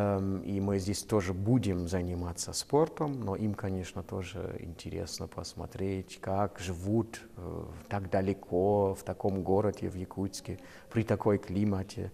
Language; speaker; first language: Russian; non-native, fluent; German